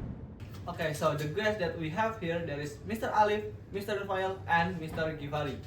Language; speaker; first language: English; non-native, learner; Indonesian